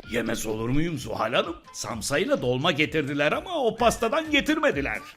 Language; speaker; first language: Turkish; native; Turkish